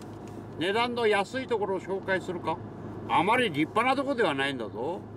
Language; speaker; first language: Japanese; native; Japanese